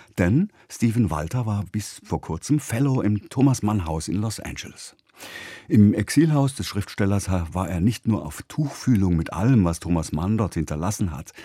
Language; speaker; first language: German; native; German